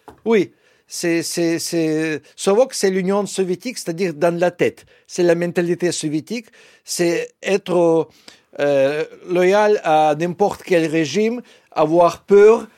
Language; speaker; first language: French; non-native, fluent; Russian